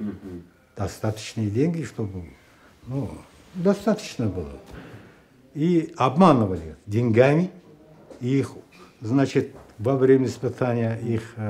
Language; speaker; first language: Russian; native; Russian